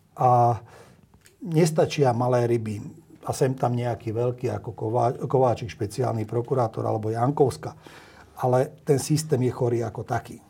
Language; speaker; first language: Slovak; non-native, local second language; Hungarian